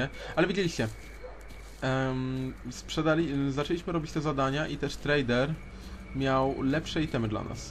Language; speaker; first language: Polish; native; Polish